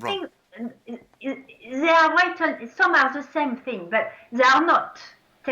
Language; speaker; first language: English; non-native, fluent; French